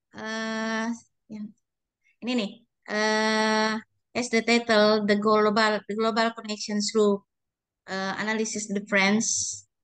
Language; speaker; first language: English; non-native, learner; Indonesian